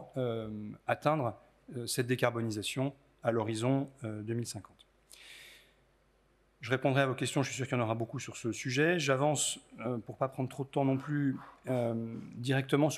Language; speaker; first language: French; native; French